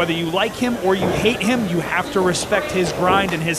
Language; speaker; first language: English; native; English